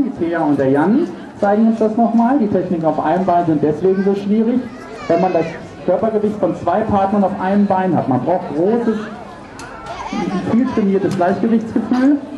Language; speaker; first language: German; native; German